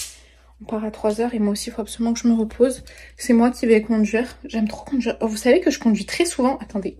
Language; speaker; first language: French; native; French